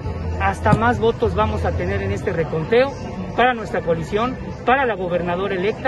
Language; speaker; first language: Spanish; native; Spanish